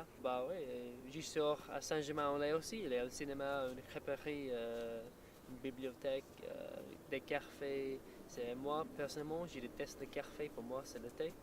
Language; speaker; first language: French; non-native, learner; English